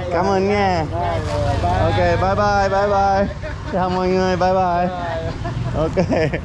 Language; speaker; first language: Vietnamese; non-native, learner; English